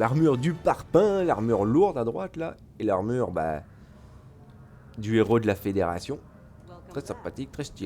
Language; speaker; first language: French; native; French